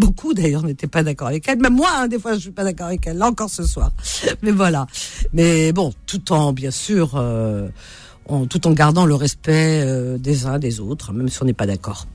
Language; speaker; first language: French; native; French